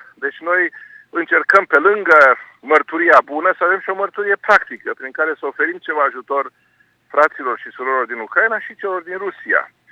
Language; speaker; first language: Romanian; native; Romanian